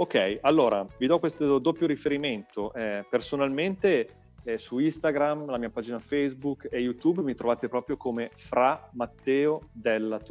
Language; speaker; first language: Italian; native; Italian